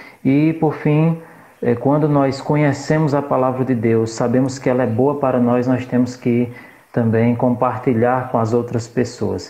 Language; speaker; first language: Portuguese; native; Portuguese